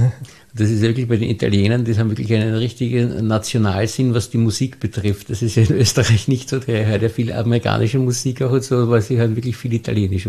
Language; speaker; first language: German; native; German